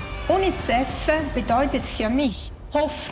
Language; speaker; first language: German; non-native, fluent; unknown